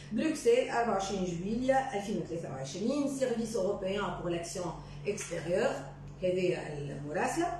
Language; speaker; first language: Arabic; native; Arabic